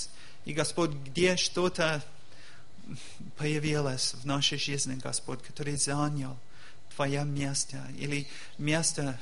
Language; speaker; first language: Russian; non-native, learner; English